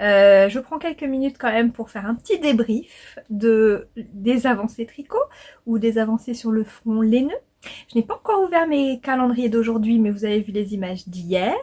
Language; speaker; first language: French; native; French